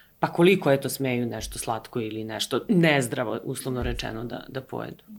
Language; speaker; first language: Serbian; native; Serbian